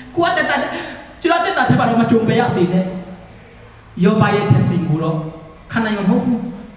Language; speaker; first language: Burmese; non-native, local second language; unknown